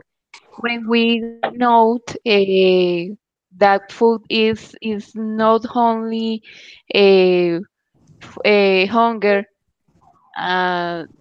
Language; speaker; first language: English; non-native, learner; Spanish